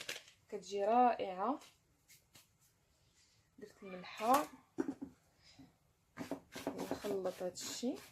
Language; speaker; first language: Arabic; native; Arabic